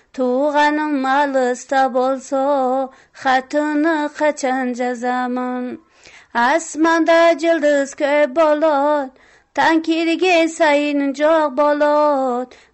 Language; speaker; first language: Kyrgyz; non-native, local second language; Tajik